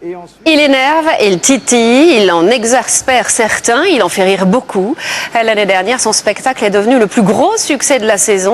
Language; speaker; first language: French; native; French